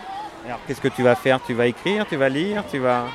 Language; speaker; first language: French; native; French